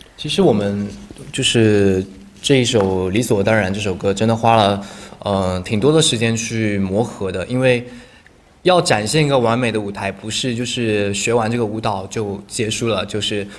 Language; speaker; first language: Chinese; native; Chinese